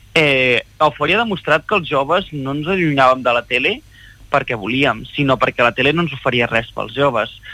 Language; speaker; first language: Catalan; early bilingual, other home language; Chinese